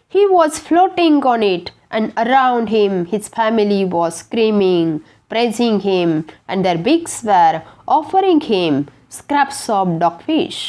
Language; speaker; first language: English; non-native, local second language; Marathi